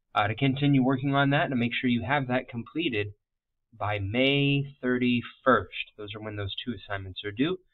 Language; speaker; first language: English; native; English